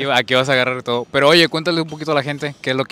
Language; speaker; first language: Spanish; native; Spanish